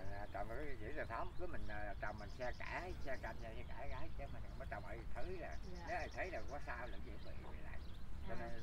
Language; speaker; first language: Vietnamese; native; Vietnamese